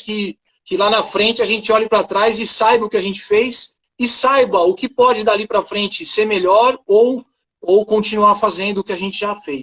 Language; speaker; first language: Portuguese; native; Portuguese